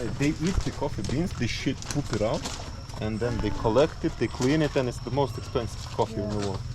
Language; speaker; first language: English; non-native, fluent; German